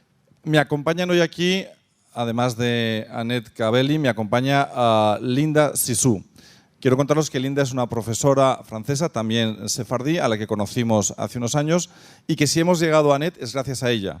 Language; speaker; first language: Spanish; native; Spanish